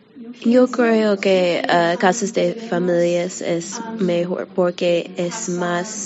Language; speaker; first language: Spanish; early bilingual, heritage; Spanish